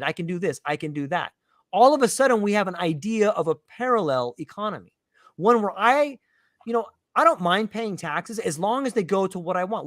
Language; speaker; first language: English; native; English